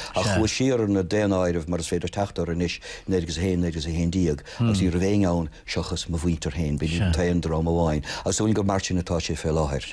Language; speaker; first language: Irish; non-native, local second language; English